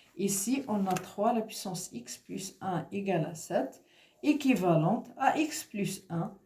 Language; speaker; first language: French; non-native, local second language; Arabic